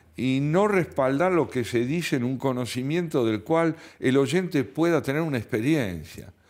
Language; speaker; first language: Spanish; native; Spanish